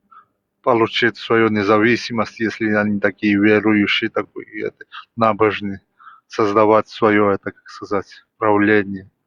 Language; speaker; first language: Russian; non-native, fluent; Georgian